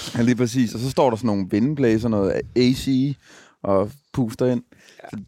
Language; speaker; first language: Danish; native; Danish